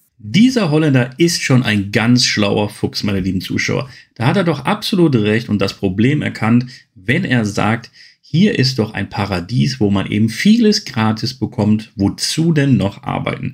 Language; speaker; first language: German; native; German